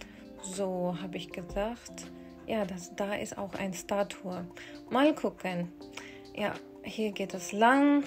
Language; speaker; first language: German; non-native, fluent; Urdu